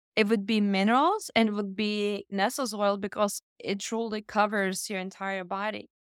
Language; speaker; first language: English; non-native, fluent; Lithuanian